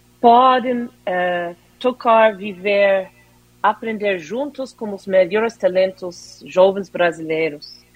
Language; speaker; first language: Portuguese; non-native, fluent; English